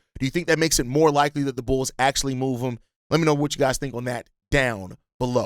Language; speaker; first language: English; native; English